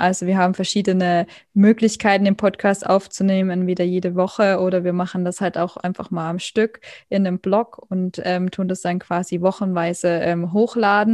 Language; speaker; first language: German; native; German